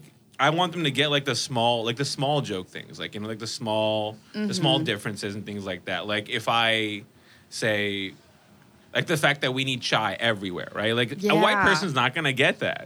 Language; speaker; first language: English; non-native, local second language; Urdu